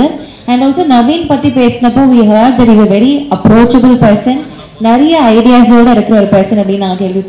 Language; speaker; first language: Tamil; native; Tamil